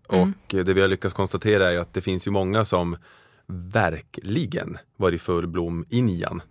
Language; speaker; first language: Swedish; native; Swedish